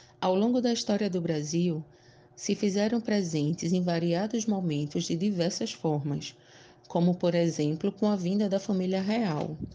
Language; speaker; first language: Portuguese; native; Portuguese